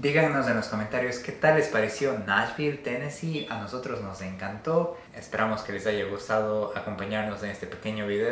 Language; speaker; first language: Spanish; native; Spanish